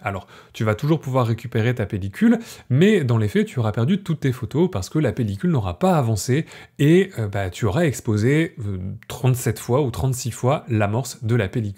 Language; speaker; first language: French; native; French